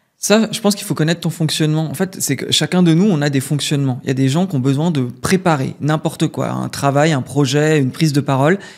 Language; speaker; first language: French; native; French